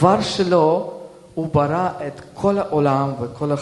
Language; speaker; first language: Hebrew; early bilingual, other home language; Russian